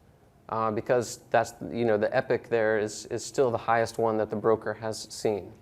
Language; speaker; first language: English; native; English